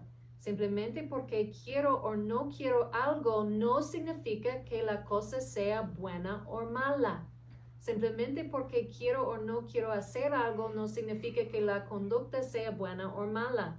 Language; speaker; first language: Spanish; non-native, fluent; English